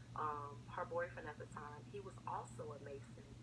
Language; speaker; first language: English; native; English